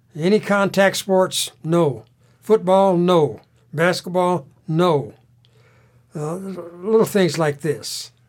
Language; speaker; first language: English; native; English